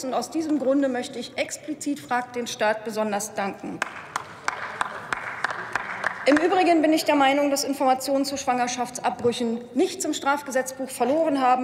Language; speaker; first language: German; native; German